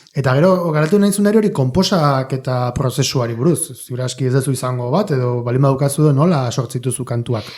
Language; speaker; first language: Basque; native; Basque